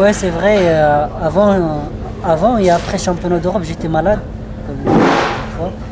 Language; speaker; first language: French; non-native, learner; Arabic